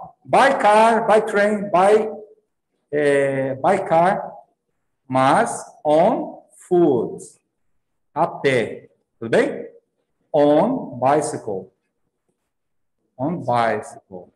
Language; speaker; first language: Portuguese; native; Portuguese